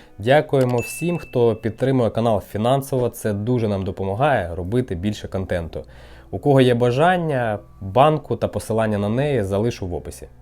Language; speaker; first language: Ukrainian; non-native, local second language; Russian